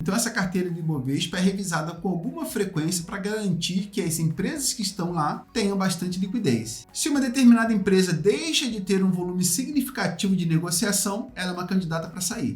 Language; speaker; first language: Portuguese; native; Portuguese